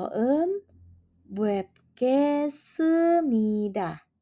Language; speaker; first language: Korean; non-native, fluent; Indonesian